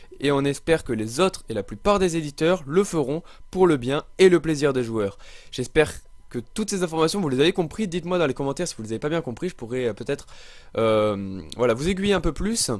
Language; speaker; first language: French; native; French